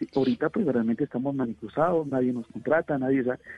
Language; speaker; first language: Spanish; native; Spanish